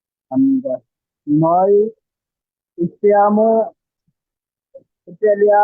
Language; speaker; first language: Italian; non-native, learner; Bangla